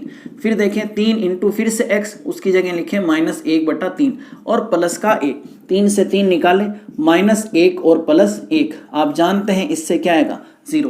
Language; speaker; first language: Hindi; native; Hindi